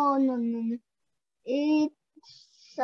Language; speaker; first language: English; non-native, learner; Vietnamese